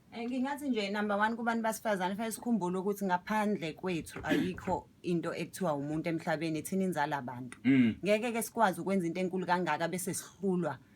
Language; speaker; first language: Zulu; native; Zulu